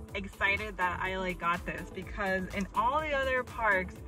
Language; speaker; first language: English; native; English